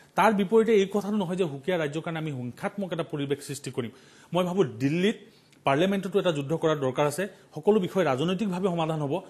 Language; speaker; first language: Assamese; non-native, local second language; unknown